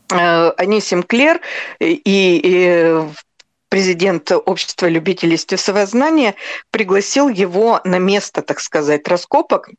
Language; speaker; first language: Russian; native; Russian